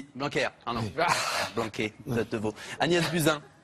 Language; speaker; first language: French; native; French